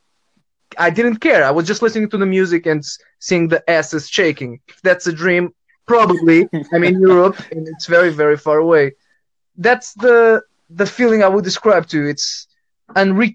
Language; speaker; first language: English; non-native, fluent; Portuguese